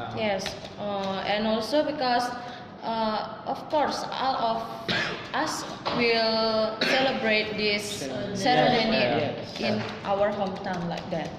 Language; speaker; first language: English; non-native, learner; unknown